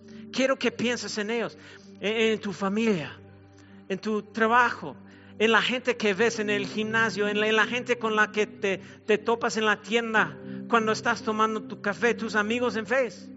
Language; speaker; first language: Spanish; non-native, fluent; English